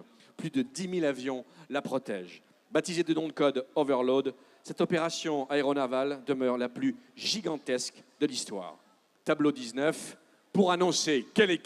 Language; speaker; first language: French; native; French